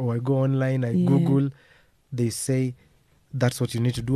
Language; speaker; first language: English; non-native, local second language; Kamba